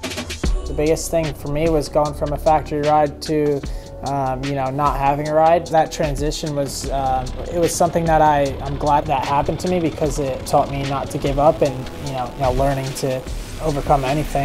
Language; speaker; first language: English; native; English